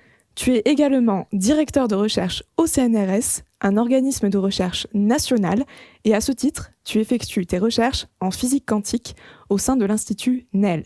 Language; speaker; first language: French; native; French